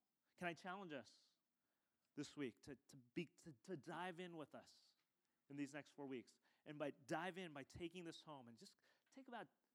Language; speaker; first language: English; native; English